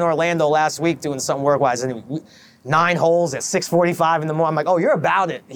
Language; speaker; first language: English; native; English